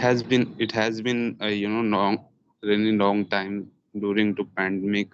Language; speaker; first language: English; non-native, learner; Hindi